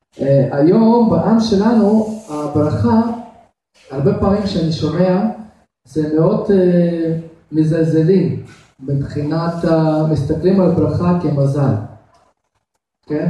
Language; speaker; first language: Hebrew; non-native, fluent; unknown